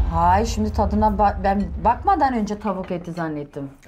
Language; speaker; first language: Turkish; native; Turkish